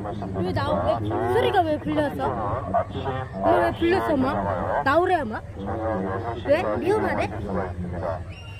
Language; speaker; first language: Korean; early bilingual, other home language; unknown